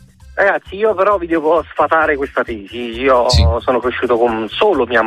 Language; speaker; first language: Italian; native; Italian